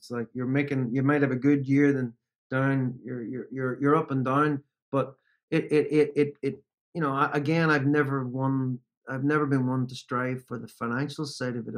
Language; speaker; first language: English; native; English